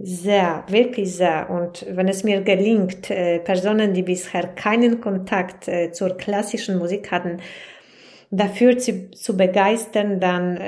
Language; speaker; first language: German; non-native, fluent; Polish